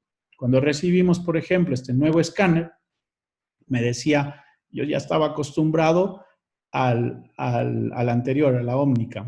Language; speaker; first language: Spanish; native; Spanish